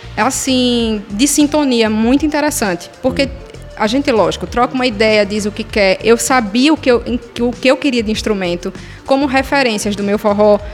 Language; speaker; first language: Portuguese; native; Portuguese